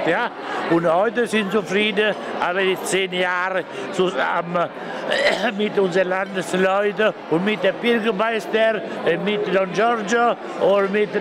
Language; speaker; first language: German; non-native, learner; Italian